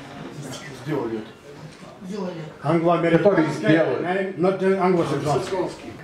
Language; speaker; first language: Russian; non-native, learner; Bulgarian